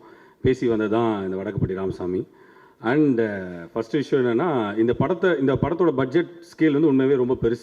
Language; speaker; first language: Tamil; native; Tamil